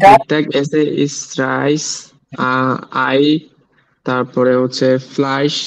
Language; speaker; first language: German; non-native, learner; Bangla